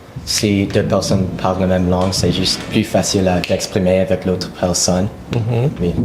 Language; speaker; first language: French; non-native, local second language; English